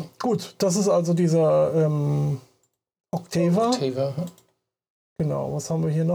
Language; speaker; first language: German; native; German